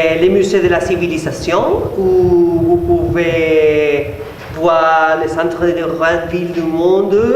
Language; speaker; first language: French; non-native, learner; Spanish